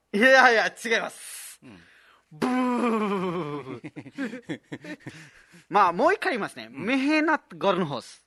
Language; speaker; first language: Japanese; non-native, fluent; Nepali